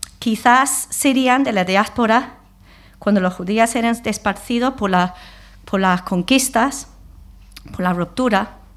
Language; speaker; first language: Spanish; non-native, fluent; English